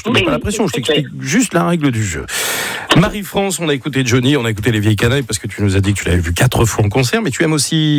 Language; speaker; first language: French; native; French